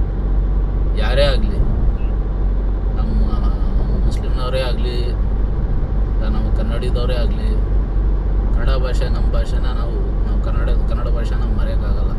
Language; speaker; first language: Kannada; non-native, local second language; Urdu